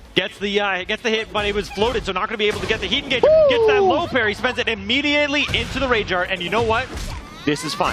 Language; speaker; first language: English; native; English